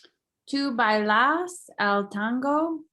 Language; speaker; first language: Spanish; non-native, learner; English